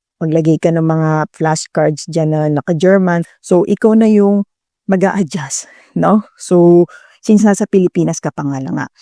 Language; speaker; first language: Filipino; native; Filipino